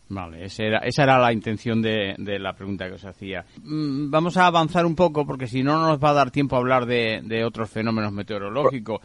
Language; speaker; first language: Spanish; native; Spanish